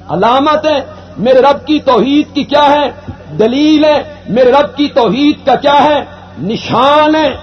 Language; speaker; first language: Urdu; non-native, local second language; Punjabi